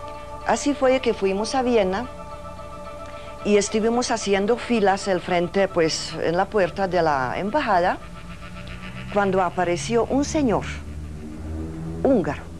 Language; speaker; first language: Spanish; early bilingual, other home language; Hungarian